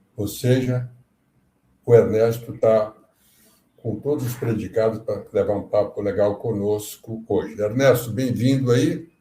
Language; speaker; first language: Portuguese; native; Portuguese